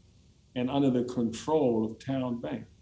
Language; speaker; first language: English; native; English